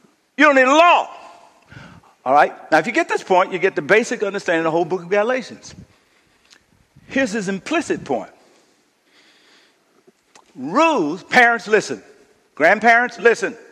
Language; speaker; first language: English; native; English